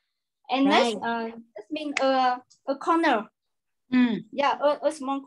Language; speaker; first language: English; non-native, learner; Vietnamese